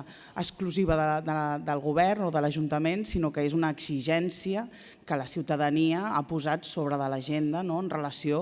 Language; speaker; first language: Catalan; native; Catalan